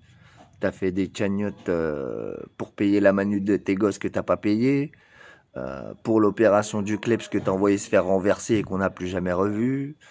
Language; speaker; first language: French; native; French